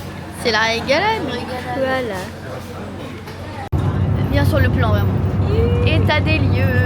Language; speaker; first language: French; native; French